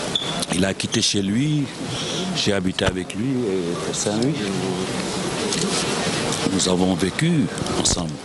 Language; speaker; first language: French; non-native, local second language; Wolof